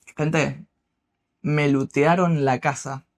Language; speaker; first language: Spanish; native; Spanish